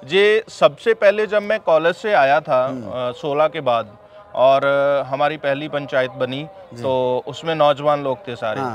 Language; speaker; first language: Hindi; native; Hindi